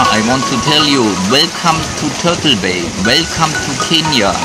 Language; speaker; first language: English; non-native, fluent; German